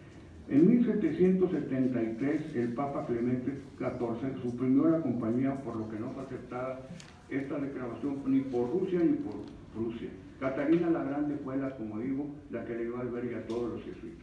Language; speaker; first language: Spanish; native; Spanish